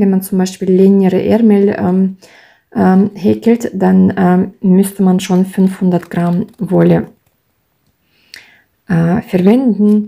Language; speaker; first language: German; non-native, fluent; Russian